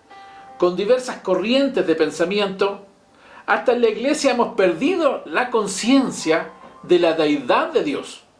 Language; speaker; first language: Spanish; native; Spanish